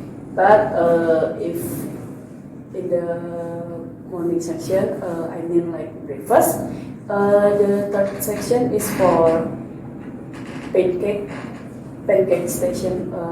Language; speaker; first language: English; non-native, learner; Indonesian